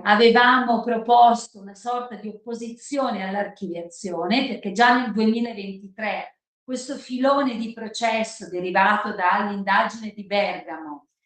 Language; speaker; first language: Italian; native; Italian